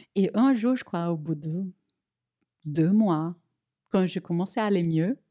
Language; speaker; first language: French; non-native, fluent; Portuguese